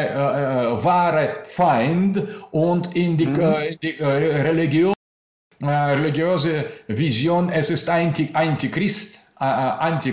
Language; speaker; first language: German; non-native, learner; Russian